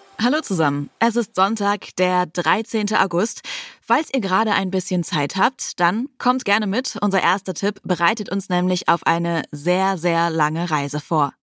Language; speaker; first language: German; native; German